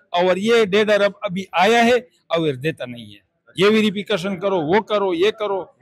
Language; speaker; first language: Urdu; non-native, local second language; Pashto